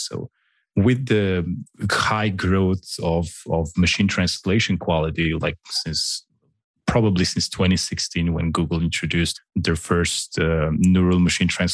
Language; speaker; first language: English; non-native, fluent; Slovenian